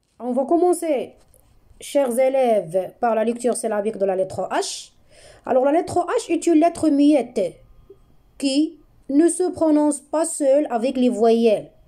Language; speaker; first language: French; non-native, local second language; Arabic